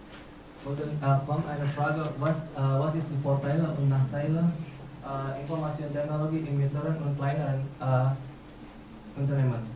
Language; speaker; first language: German; non-native, learner; Indonesian